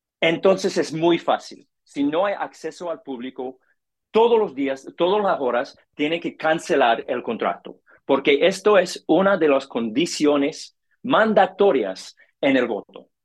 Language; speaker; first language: Spanish; non-native, learner; English